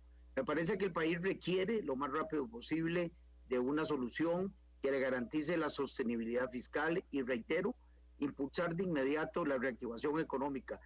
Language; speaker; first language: Spanish; native; Spanish